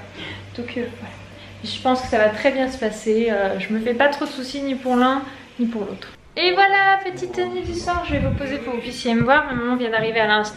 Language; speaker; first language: French; native; French